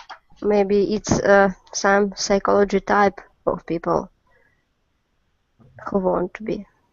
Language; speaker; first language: English; non-native, learner; Russian